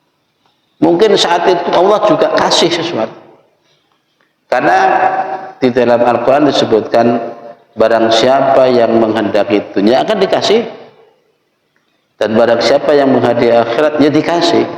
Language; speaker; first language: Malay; non-native, local second language; Javanese